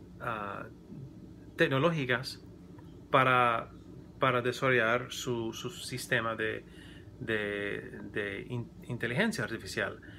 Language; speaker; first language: Spanish; non-native, learner; English